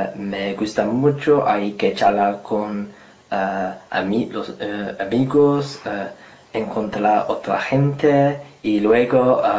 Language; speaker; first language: Spanish; non-native, fluent; English